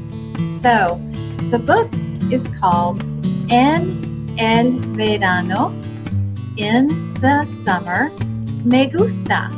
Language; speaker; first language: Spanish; non-native, fluent; English